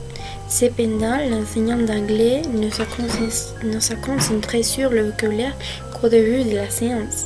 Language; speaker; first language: French; non-native, fluent; Spanish